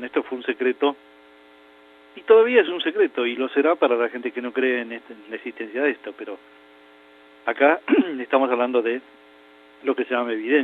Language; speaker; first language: Spanish; native; Spanish